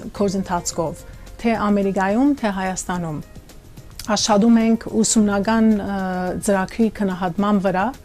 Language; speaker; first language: Armenian; early bilingual, heritage; Armenian